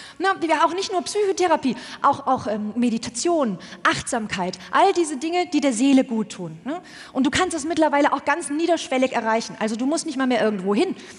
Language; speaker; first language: German; native; German